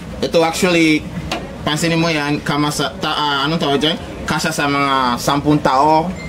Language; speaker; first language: Filipino; non-native, fluent; Yoruba